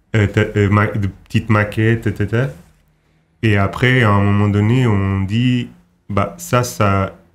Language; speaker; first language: French; non-native, fluent; Portuguese